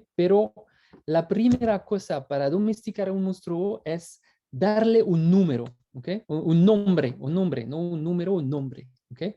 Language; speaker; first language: Spanish; non-native, fluent; French